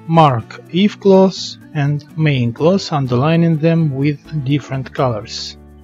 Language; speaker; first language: English; non-native, fluent; Russian